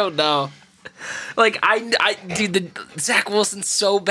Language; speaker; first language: English; native; English